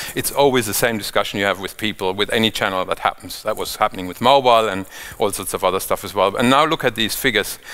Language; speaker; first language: English; non-native, fluent; German